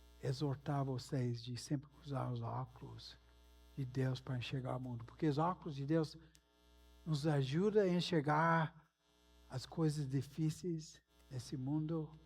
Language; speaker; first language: Portuguese; non-native, fluent; English